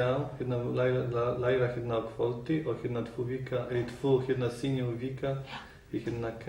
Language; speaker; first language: Icelandic; non-native, learner; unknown